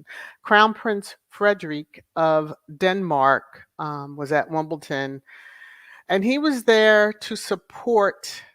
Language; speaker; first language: English; native; English